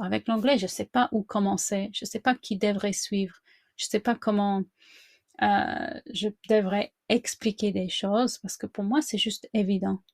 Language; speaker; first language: French; non-native, fluent; English